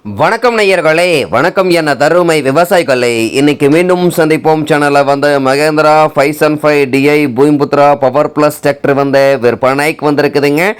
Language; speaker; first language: Tamil; native; Tamil